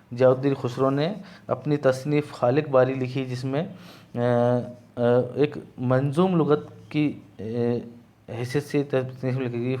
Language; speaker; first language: Urdu; native; Urdu